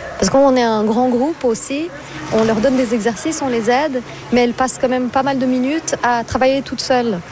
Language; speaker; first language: French; non-native, fluent; Portuguese